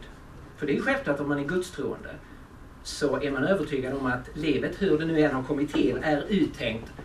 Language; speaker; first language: Swedish; native; Swedish